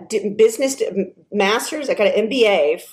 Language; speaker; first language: English; native; English